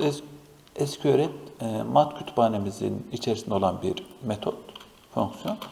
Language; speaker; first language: Turkish; native; Turkish